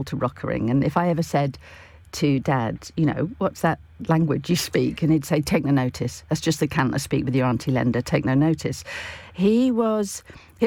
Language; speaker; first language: English; native; English